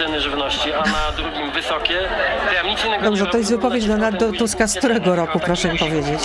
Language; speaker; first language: Polish; native; Polish